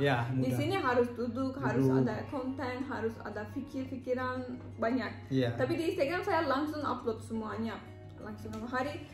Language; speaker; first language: Indonesian; non-native, learner; Turkish